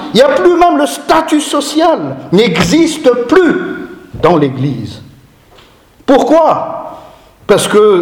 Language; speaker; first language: French; non-native, local second language; Malagasy